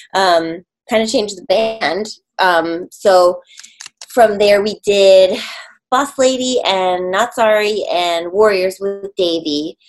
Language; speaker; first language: English; native; English